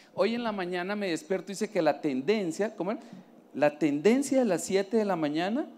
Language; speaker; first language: Spanish; native; Spanish